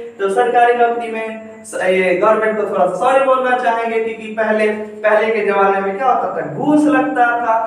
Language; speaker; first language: Hindi; native; Hindi